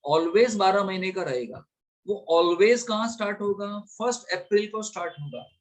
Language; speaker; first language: Hindi; non-native, local second language; Gujarati